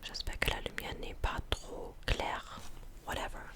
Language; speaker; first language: French; non-native, fluent; English